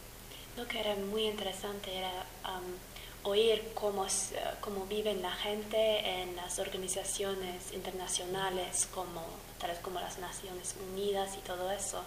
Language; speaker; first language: Spanish; non-native, fluent; English